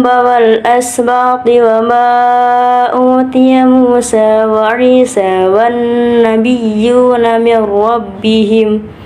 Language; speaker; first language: Arabic; non-native, learner; Indonesian